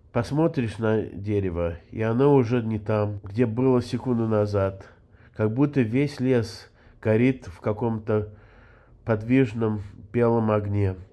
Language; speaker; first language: Russian; early bilingual, heritage; Russian